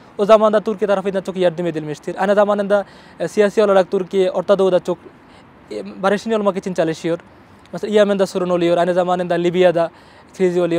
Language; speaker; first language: Turkish; non-native, learner; Bangla